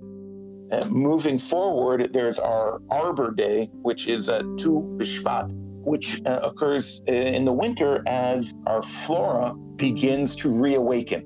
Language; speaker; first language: English; native; English